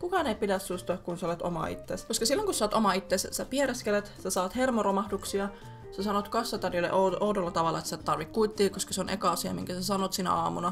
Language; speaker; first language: Finnish; native; Finnish